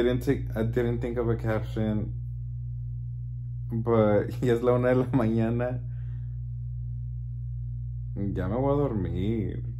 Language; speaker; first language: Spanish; early bilingual, heritage; Spanish